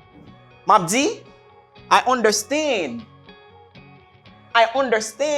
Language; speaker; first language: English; non-native, learner; Haitian Creole